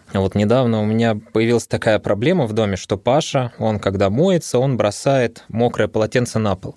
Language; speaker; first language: Russian; early bilingual, other home language; Arabic